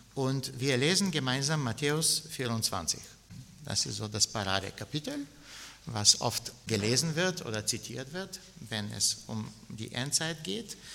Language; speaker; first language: German; non-native, fluent; Bulgarian